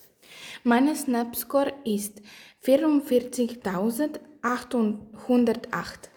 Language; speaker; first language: German; non-native, learner; Greek